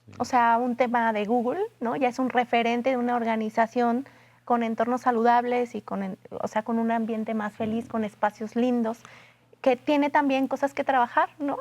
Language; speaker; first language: Spanish; native; Spanish